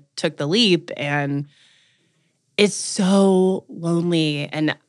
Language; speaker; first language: English; native; English